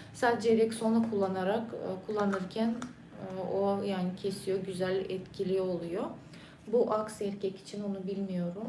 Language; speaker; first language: Turkish; non-native, fluent; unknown